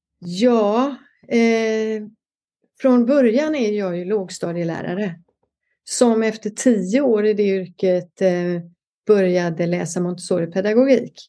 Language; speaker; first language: Swedish; native; Swedish